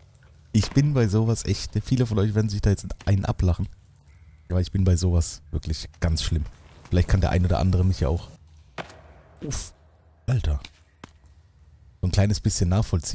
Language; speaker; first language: German; native; German